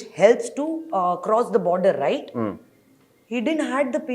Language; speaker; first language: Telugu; non-native, local second language; Hindi